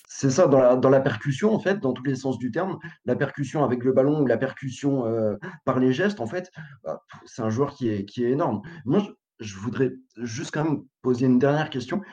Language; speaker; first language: French; native; French